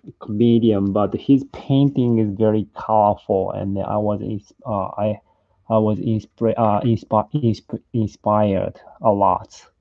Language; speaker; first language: English; non-native, learner; Japanese